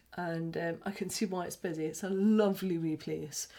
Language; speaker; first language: English; native; English